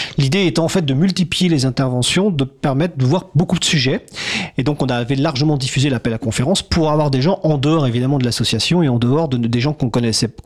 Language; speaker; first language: French; native; French